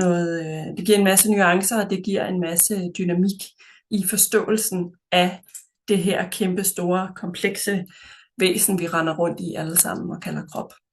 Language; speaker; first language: Danish; native; Danish